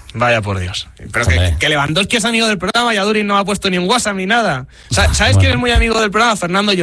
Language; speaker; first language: Spanish; native; Spanish